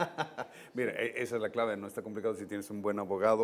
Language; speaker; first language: Spanish; native; Spanish